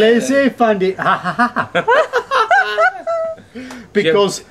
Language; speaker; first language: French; non-native, learner; English